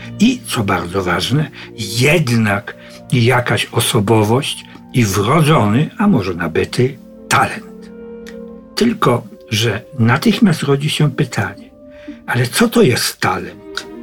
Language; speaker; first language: Polish; native; Polish